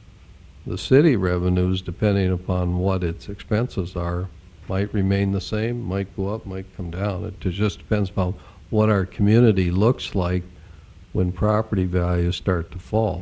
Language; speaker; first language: English; native; English